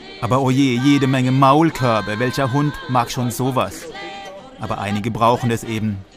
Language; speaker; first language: German; native; German